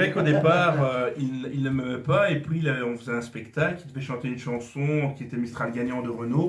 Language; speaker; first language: French; native; French